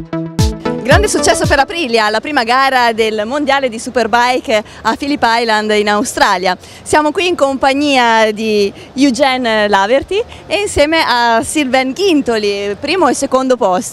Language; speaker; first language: Italian; native; Italian